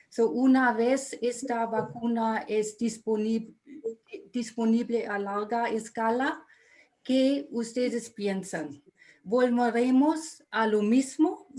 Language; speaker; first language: Spanish; non-native, fluent; German